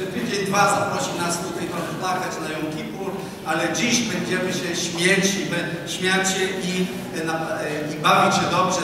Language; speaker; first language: Polish; non-native, fluent; Hebrew